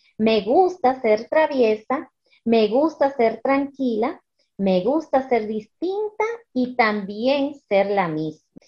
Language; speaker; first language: Spanish; early bilingual, heritage; Spanish